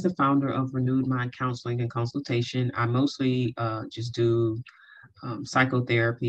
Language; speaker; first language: English; native; English